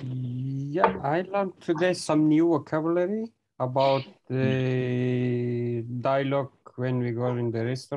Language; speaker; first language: English; non-native, learner; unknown